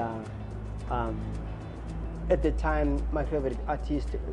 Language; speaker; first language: English; non-native, local second language; Xhosa